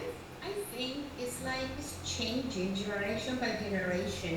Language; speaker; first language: English; non-native, learner; Spanish